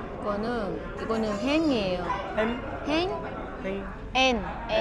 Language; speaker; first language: Korean; non-native, learner; Vietnamese